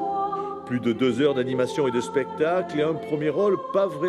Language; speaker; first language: French; native; French